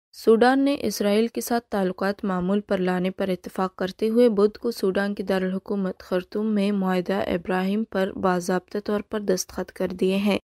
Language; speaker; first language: Urdu; non-native, local second language; Baluchi